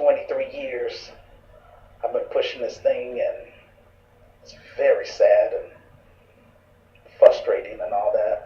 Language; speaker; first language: English; native; English